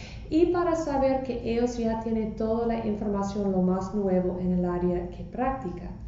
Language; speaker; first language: Spanish; non-native, fluent; English